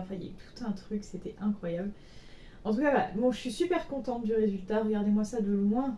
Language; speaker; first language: French; native; French